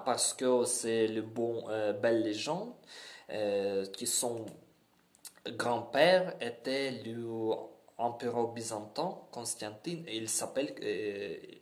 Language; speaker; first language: French; non-native, learner; Ukrainian